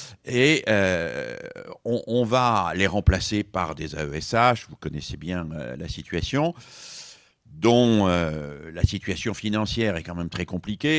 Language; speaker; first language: French; native; French